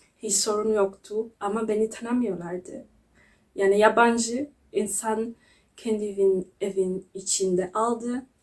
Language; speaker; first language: Turkish; non-native, learner; Kinyarwanda